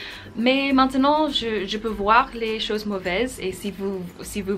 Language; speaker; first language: French; non-native, fluent; English